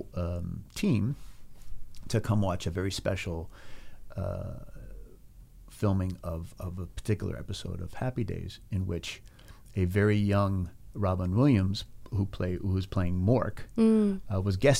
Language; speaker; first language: English; native; English